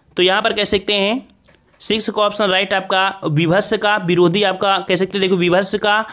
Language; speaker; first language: Hindi; native; Hindi